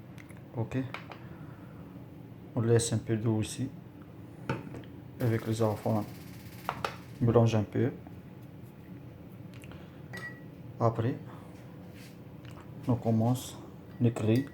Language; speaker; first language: French; non-native, learner; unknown